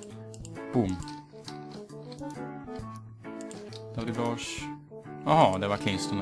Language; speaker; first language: Swedish; native; Swedish